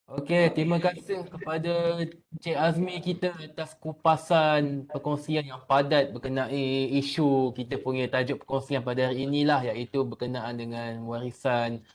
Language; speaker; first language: Malay; native; Malay